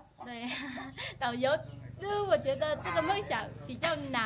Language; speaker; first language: Chinese; non-native, learner; Vietnamese